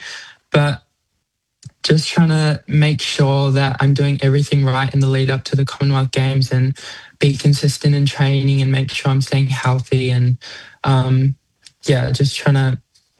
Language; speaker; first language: English; native; English